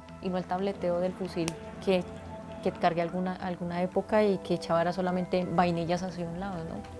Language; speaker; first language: Spanish; native; Spanish